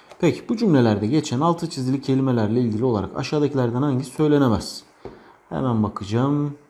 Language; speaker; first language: Turkish; native; Turkish